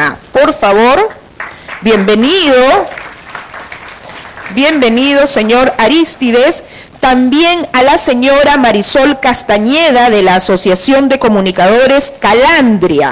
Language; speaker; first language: Spanish; native; Spanish